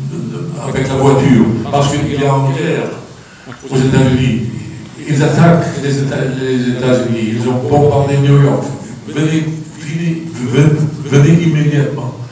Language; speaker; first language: French; non-native, fluent; Swedish